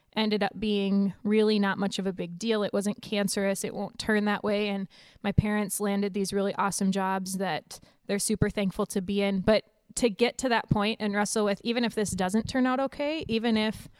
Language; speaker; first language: English; native; English